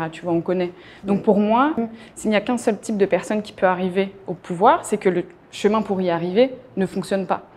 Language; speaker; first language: French; native; French